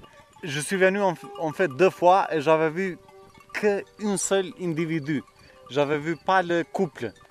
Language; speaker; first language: French; non-native, fluent; Albanian